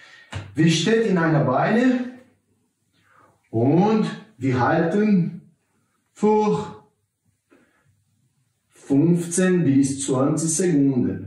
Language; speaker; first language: German; non-native, learner; Portuguese